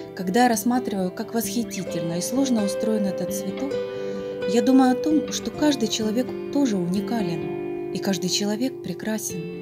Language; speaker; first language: Russian; native; Russian